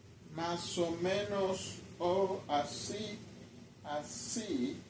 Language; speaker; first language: Spanish; non-native, learner; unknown